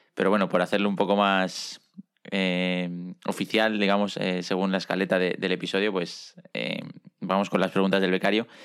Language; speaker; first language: Spanish; native; Spanish